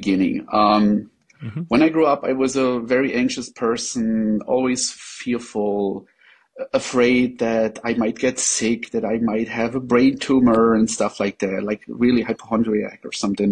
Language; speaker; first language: English; non-native, fluent; German